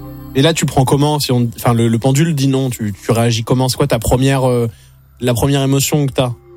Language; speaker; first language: French; native; French